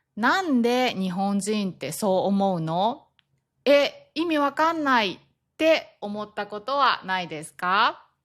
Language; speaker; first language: Japanese; native; Japanese